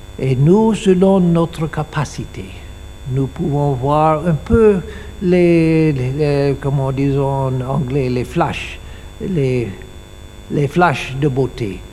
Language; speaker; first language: French; non-native, learner; English